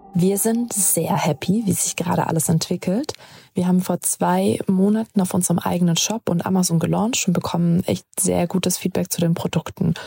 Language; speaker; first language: German; native; German